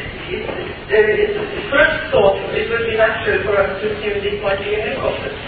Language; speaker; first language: English; non-native, fluent; Norwegian